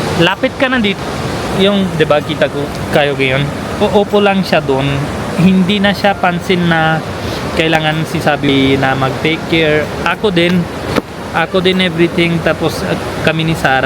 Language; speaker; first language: Filipino; non-native, learner; Punjabi